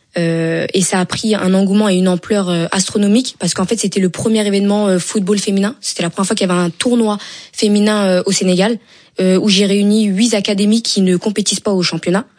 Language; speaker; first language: French; early bilingual, other home language; Wolof